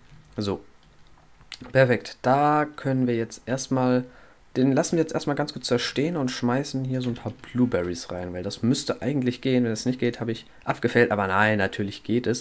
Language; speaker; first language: German; native; German